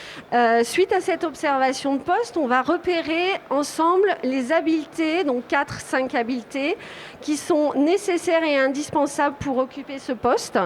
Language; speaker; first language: French; native; French